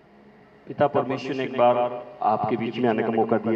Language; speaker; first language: Hindi; native; Hindi